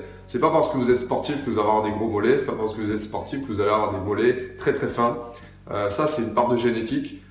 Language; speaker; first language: French; native; French